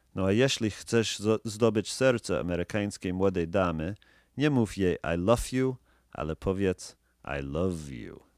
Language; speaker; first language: Polish; non-native, fluent; English